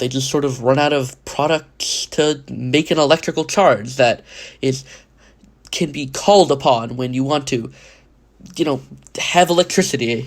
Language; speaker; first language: English; native; English